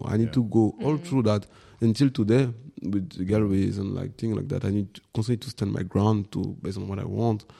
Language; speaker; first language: English; non-native, fluent; French